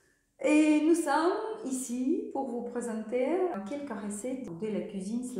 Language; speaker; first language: French; non-native, learner; Russian